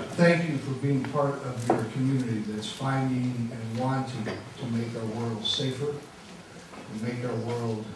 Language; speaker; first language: English; native; English